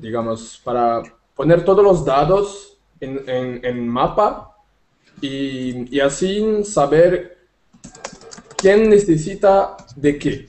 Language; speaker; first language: Spanish; non-native, fluent; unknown